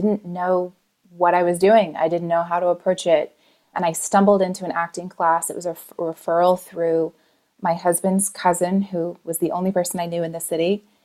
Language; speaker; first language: English; native; English